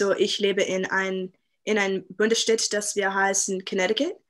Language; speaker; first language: German; non-native, learner; English